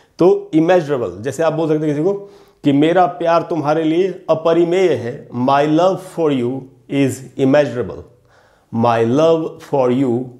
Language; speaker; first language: Hindi; native; Hindi